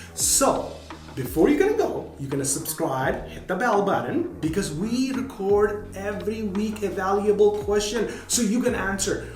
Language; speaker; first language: English; non-native, fluent; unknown